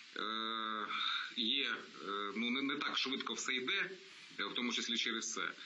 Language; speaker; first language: Ukrainian; non-native, local second language; Russian